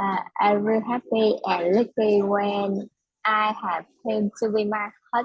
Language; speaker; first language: English; non-native, learner; Vietnamese